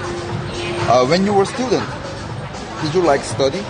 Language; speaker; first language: English; non-native, learner; Korean